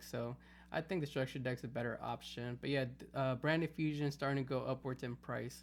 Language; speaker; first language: English; native; English